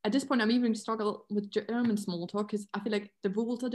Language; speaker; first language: English; non-native, fluent; German